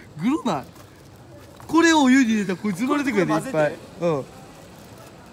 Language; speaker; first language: Japanese; native; Japanese